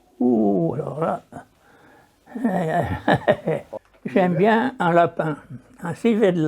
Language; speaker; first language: French; native; French